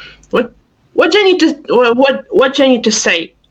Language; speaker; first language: English; non-native, fluent; Russian